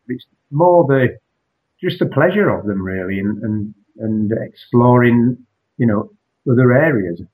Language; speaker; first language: English; native; English